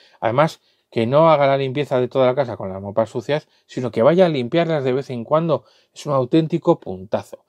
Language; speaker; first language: Spanish; native; Spanish